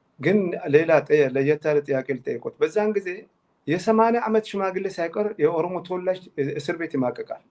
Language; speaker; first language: Amharic; non-native, local second language; Tigrinya